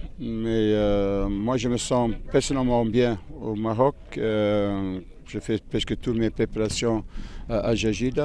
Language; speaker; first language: French; non-native, fluent; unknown